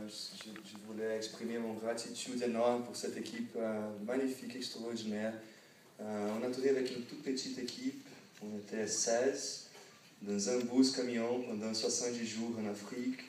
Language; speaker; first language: French; non-native, fluent; Portuguese